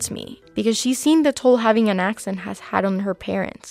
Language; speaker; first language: English; non-native, fluent; Spanish